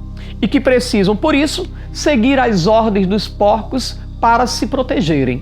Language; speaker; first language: Portuguese; native; Portuguese